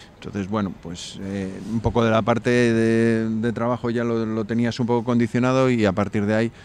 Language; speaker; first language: Spanish; native; Spanish